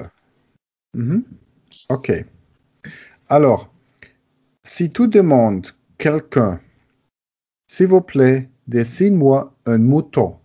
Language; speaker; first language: French; non-native, learner; German